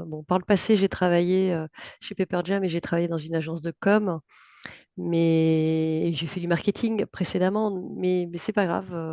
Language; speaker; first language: French; native; French